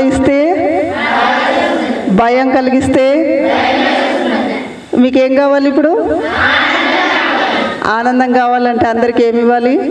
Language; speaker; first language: Telugu; native; Telugu